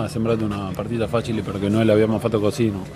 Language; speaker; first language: Italian; non-native, fluent; Spanish